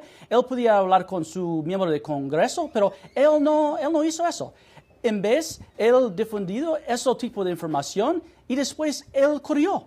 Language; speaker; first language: Spanish; non-native, fluent; English